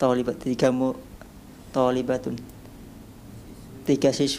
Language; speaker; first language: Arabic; non-native, learner; Indonesian